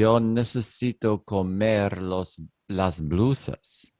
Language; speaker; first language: Spanish; non-native, learner; English